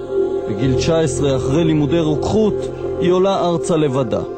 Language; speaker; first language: Hebrew; native; Hebrew